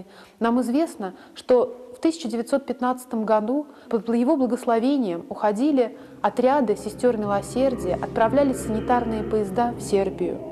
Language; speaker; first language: Russian; native; Russian